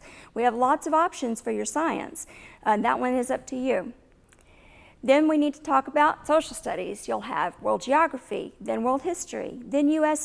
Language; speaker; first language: English; native; English